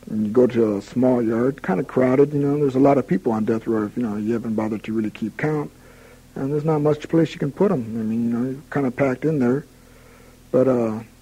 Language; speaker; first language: English; native; English